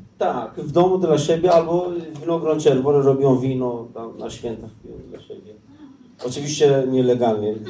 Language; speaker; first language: Polish; non-native, learner; Persian